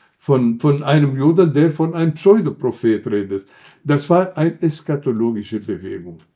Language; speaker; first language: German; non-native, fluent; Arabic